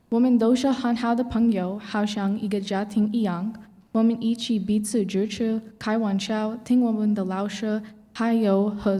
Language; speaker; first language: Chinese; non-native, learner; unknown